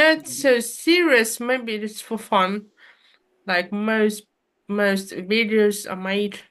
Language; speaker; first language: English; non-native, fluent; Russian